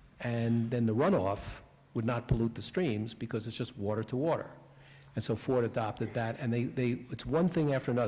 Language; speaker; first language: English; native; English